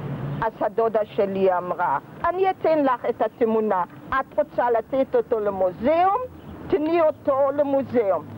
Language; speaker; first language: Hebrew; early bilingual, other home language; German